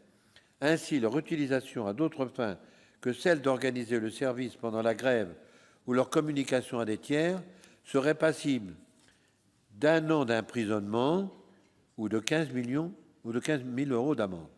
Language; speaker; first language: French; native; French